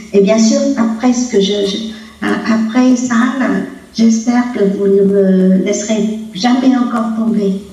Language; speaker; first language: French; non-native, local second language; Vietnamese